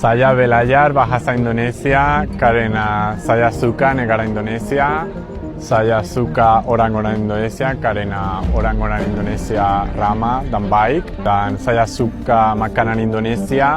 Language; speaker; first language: Indonesian; non-native, learner; Spanish